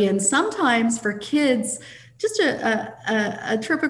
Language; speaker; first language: English; native; English